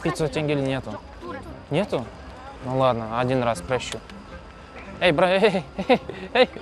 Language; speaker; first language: Russian; non-native, local second language; Kazakh